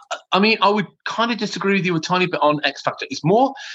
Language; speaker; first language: English; native; English